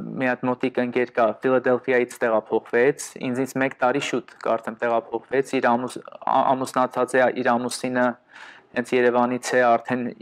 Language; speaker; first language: Armenian; early bilingual, heritage; Armenian